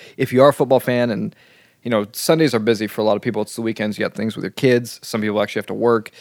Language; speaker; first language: English; native; English